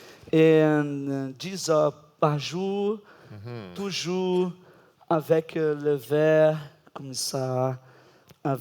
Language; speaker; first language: French; non-native, learner; Portuguese